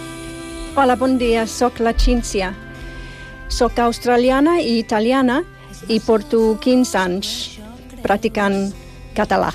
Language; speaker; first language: Catalan; non-native, fluent; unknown